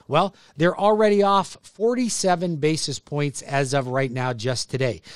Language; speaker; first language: English; native; English